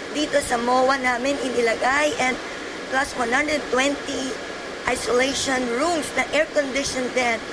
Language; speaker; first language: Filipino; native; Filipino